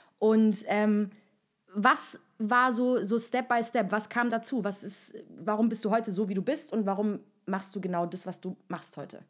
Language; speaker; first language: German; native; German